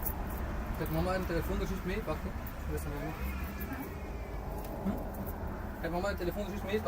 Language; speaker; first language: Dutch; native; Dutch